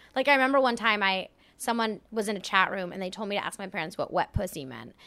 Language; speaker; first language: English; early bilingual, other home language; French